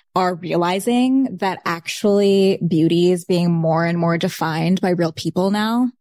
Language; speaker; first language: English; early bilingual, other home language; Bangla